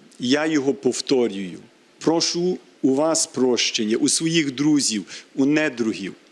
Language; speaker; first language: Ukrainian; early bilingual, heritage; Ukrainian